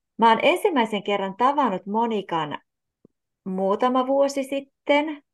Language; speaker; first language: Finnish; native; Finnish